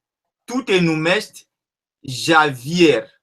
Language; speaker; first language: Romanian; non-native, learner; French